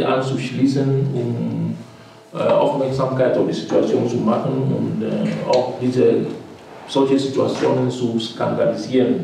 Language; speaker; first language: German; non-native, fluent; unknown